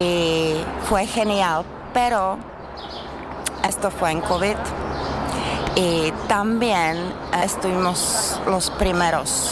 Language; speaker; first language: Spanish; non-native, learner; Czech